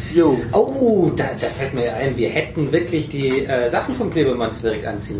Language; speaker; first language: German; native; German